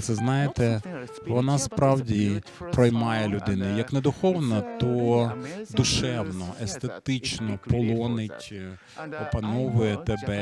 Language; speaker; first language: Ukrainian; non-native, fluent; Japanese